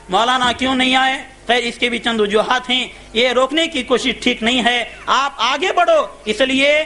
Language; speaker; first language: Urdu; native; Urdu